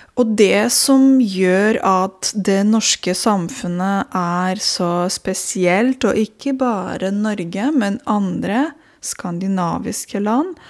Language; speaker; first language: Norwegian; non-native, fluent; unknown